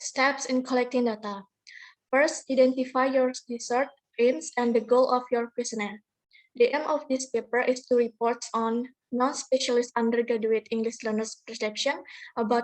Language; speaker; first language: English; non-native, learner; Indonesian